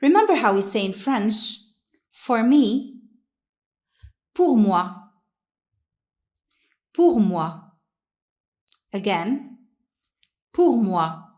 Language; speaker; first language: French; non-native, local second language; Arabic